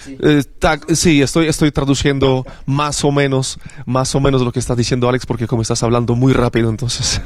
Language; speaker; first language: Spanish; non-native, fluent; Polish